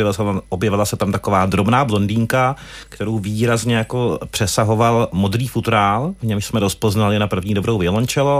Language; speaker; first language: Czech; native; Czech